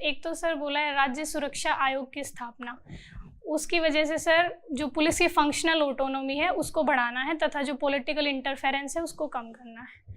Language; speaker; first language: Hindi; native; Hindi